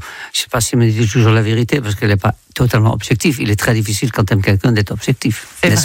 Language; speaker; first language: French; non-native, fluent; Dutch